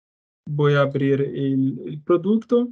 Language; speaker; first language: Spanish; non-native, fluent; Portuguese